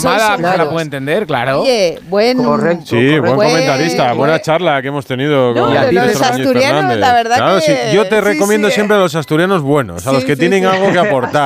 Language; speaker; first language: Spanish; native; Spanish